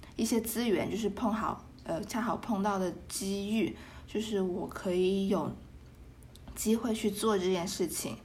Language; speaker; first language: Chinese; native; Chinese